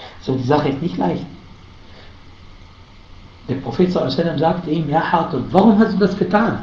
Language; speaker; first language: German; non-native, fluent; Arabic